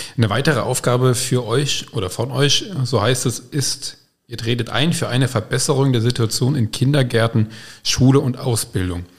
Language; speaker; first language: German; native; German